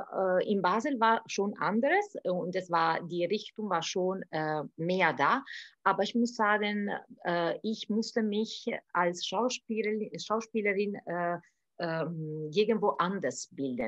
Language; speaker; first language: German; non-native, fluent; Italian